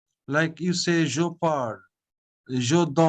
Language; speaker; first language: French; non-native, fluent; Bangla